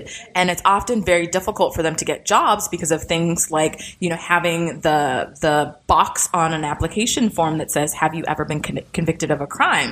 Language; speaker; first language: English; native; English